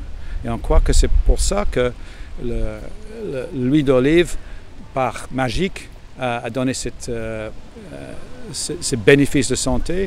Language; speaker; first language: French; non-native, fluent; English